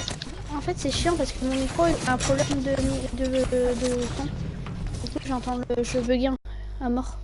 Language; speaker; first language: French; native; French